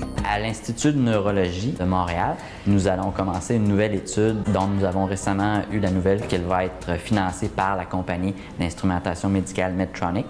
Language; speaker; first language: French; native; French